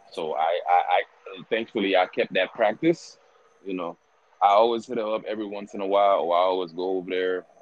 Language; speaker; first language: English; early bilingual, other home language; Haitian Creole